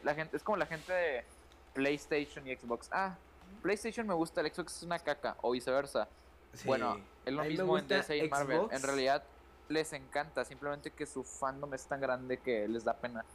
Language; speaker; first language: Spanish; native; Spanish